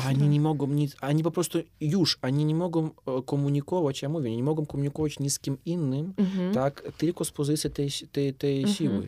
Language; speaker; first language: Polish; non-native, fluent; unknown